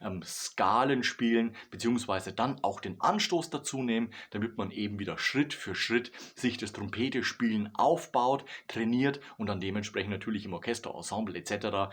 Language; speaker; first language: German; native; German